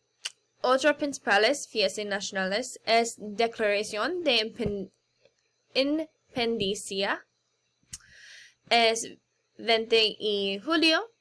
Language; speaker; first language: Spanish; non-native, learner; English